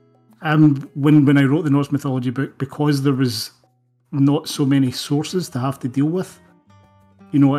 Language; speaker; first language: English; native; English